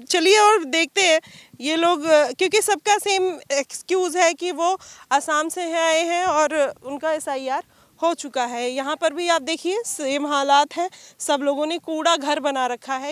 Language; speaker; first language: Hindi; native; Hindi